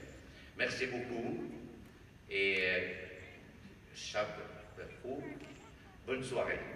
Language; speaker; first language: French; non-native, fluent; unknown